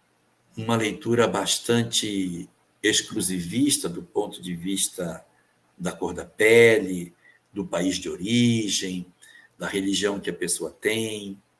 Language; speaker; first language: Portuguese; native; Portuguese